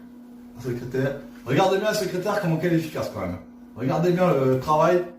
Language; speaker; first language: French; native; French